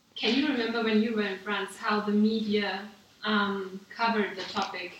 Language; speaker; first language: English; non-native, fluent; German